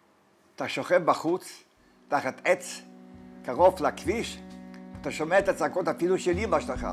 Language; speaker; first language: Hebrew; non-native, fluent; Polish